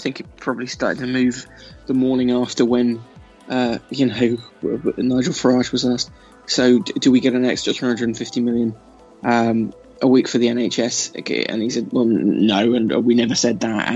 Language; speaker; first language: English; native; English